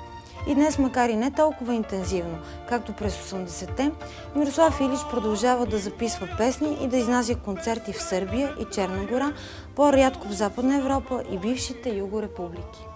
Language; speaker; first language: Bulgarian; native; Bulgarian